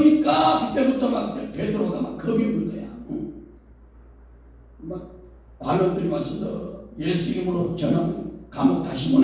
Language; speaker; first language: Korean; native; Korean